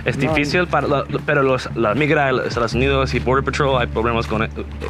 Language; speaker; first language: Spanish; non-native, learner; English